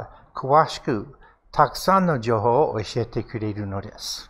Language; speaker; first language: Japanese; non-native, fluent; English